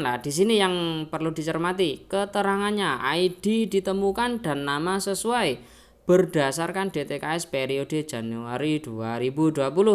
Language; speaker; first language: Indonesian; native; Indonesian